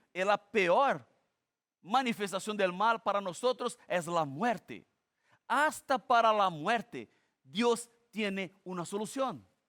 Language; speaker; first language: Spanish; non-native, fluent; Portuguese